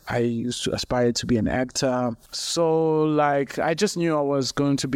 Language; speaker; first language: English; non-native, local second language; Xhosa